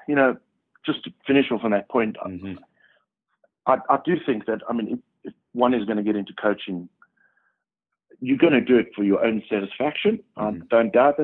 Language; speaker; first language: English; native; English